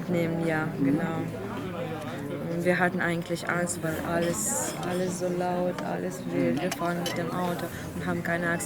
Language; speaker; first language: German; non-native, learner; Ukrainian